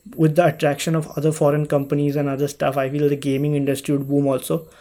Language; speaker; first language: English; non-native, local second language; Hindi